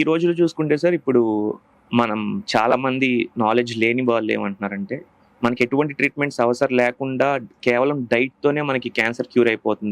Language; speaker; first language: Telugu; native; Telugu